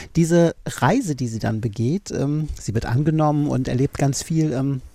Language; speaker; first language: German; native; German